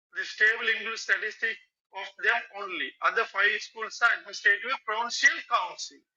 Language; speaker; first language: English; non-native, local second language; Tamil